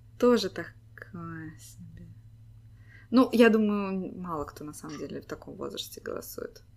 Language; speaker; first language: Russian; native; Russian